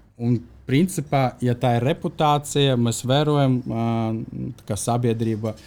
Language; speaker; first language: Latvian; non-native, local second language; Russian